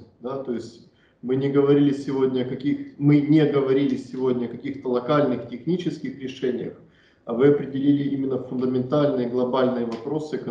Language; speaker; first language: Russian; native; Russian